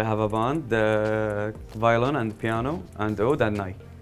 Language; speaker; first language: English; non-native, learner; Arabic